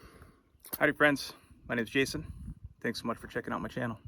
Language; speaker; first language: English; native; English